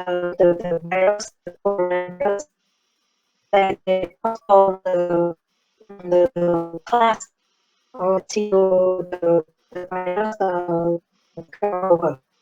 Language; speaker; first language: English; non-native, learner; Vietnamese